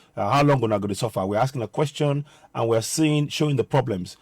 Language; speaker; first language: English; non-native, local second language; Yoruba